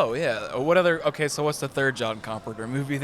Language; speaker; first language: English; native; English